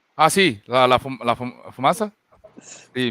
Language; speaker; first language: Spanish; non-native, fluent; Portuguese